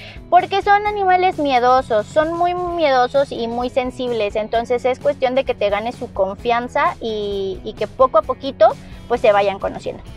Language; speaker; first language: Spanish; native; Spanish